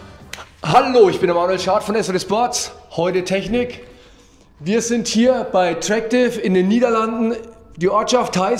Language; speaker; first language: German; native; German